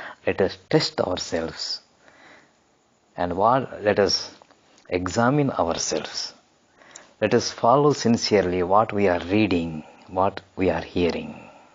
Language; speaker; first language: English; non-native, local second language; Telugu